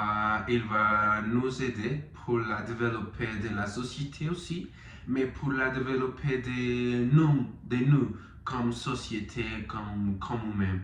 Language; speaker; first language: French; non-native, learner; Spanish